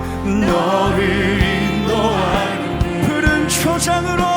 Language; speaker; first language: Korean; native; Korean